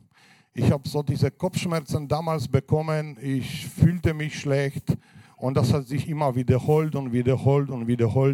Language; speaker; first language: German; non-native, fluent; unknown